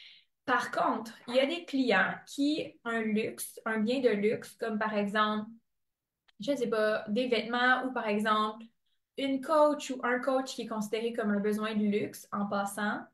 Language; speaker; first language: French; native; French